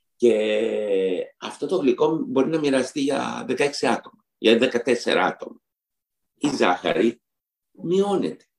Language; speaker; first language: Greek; early bilingual, heritage; Greek